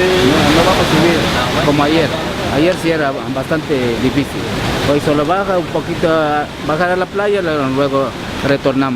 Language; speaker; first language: Spanish; non-native, local second language; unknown